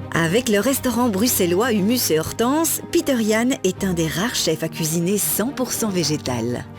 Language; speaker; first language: French; native; French